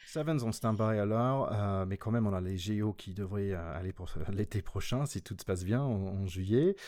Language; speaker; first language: French; non-native, fluent; English